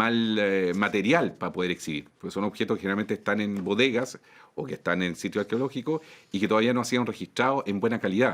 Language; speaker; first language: Spanish; native; Spanish